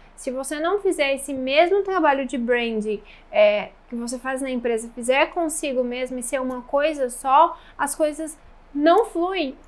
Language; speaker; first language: Portuguese; native; Portuguese